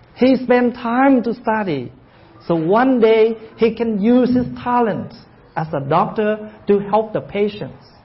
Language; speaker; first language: English; early bilingual, other home language; Vietnamese